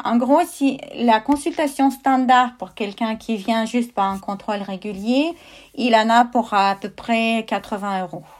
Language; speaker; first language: French; non-native, fluent; Russian